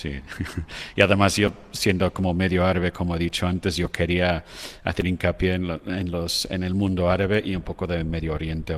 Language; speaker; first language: Spanish; non-native, fluent; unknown